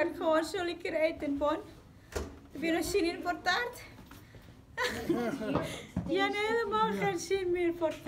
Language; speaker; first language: Dutch; non-native, learner; Indonesian